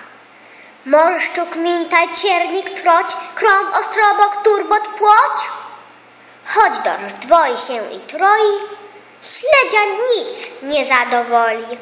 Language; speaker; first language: Polish; native; Polish